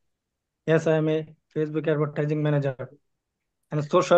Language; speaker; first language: English; non-native, learner; Bangla